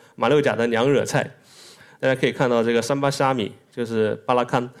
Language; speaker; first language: Chinese; native; Chinese